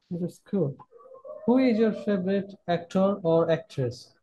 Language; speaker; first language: English; non-native, fluent; Bangla